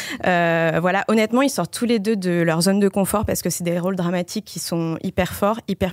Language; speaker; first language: French; native; French